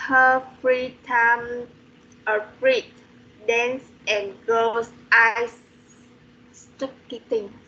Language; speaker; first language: English; non-native, learner; Vietnamese